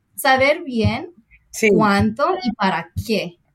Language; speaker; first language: Spanish; early bilingual, heritage; Spanish